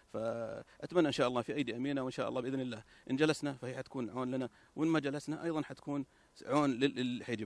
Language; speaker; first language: Arabic; native; Arabic